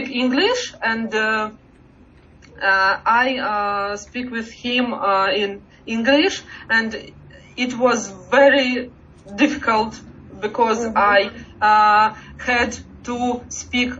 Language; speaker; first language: English; non-native, learner; Russian